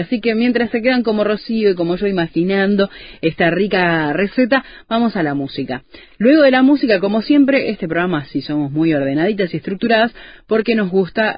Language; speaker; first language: Spanish; native; Spanish